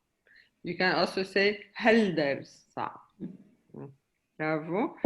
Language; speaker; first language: Arabic; native; Arabic